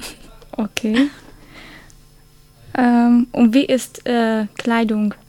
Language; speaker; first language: German; non-native, learner; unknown